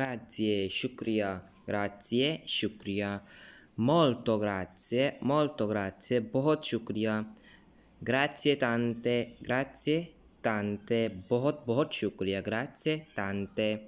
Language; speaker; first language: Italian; non-native, learner; Urdu